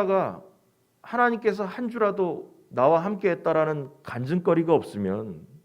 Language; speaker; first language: Korean; native; Korean